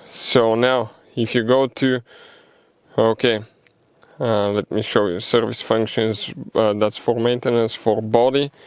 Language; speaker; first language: English; non-native, fluent; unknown